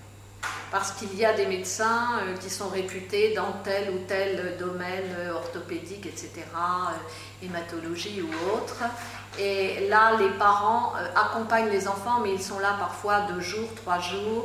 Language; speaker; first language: French; native; French